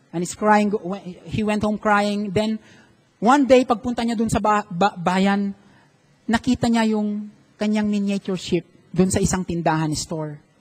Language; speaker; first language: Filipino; non-native, local second language; Iloko